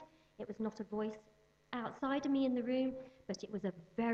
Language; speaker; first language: English; native; English